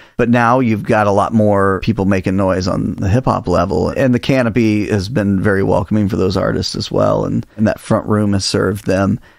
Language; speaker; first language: English; native; English